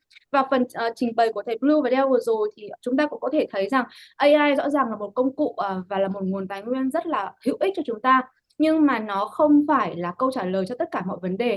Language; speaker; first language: Vietnamese; native; Vietnamese